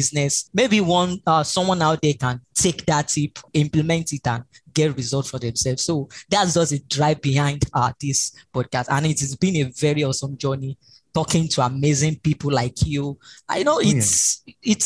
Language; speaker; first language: English; non-native, local second language; Yoruba